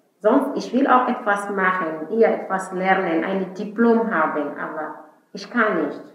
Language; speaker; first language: German; non-native, learner; Fula